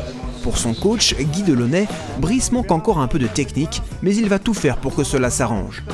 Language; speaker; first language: French; native; French